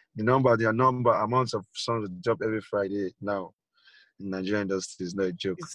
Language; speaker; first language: English; non-native, local second language; Yoruba